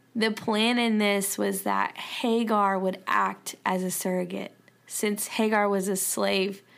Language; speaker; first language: English; native; English